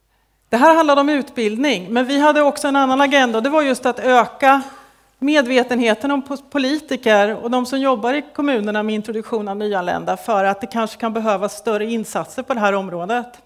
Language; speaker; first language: Swedish; native; Swedish